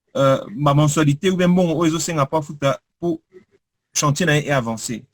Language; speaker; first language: French; non-native, local second language; Lingala